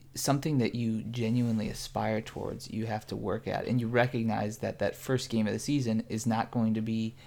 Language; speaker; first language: English; native; English